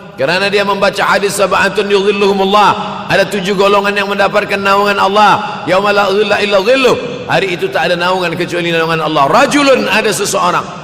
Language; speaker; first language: Malay; native; Malay